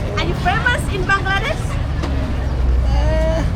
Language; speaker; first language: English; non-native, learner; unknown